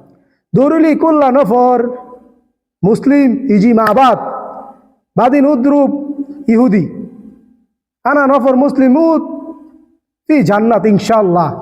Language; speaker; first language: Arabic; non-native, learner; Bangla